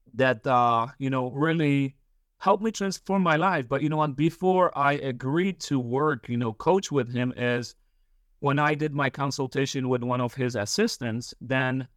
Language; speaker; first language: English; early bilingual, other home language; Polish